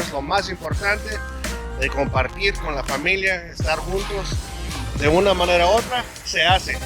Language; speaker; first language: Spanish; early bilingual, heritage; Spanish